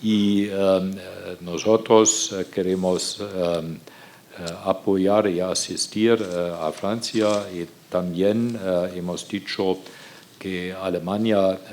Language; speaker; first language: Spanish; non-native, fluent; German